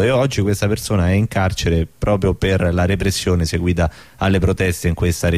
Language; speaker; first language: Italian; native; Italian